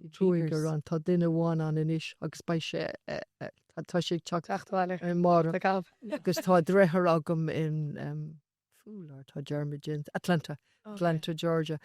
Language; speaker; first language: Irish; non-native, local second language; English